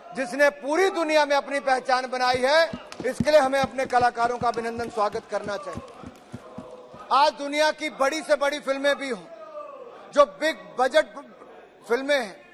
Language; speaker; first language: Hindi; native; Hindi